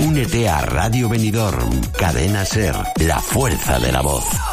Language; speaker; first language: Spanish; native; Spanish